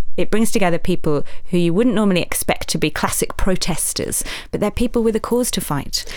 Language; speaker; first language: English; native; English